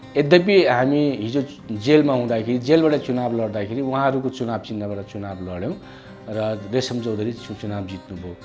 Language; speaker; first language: Nepali; non-native, local second language; Dangaura Tharu